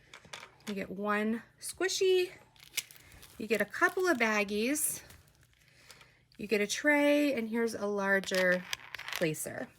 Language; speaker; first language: English; native; English